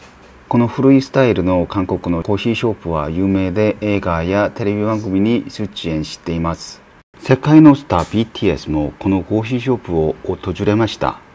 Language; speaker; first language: Japanese; non-native, learner; Korean